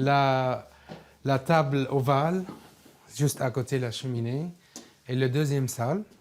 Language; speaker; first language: French; non-native, learner; Arabic